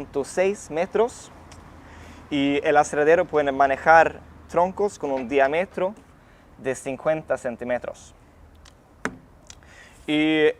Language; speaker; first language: Spanish; non-native, fluent; Swedish